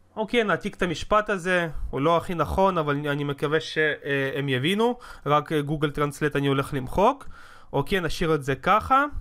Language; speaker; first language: Hebrew; native; Hebrew